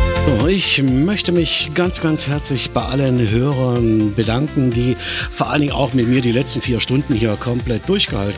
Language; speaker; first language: German; native; German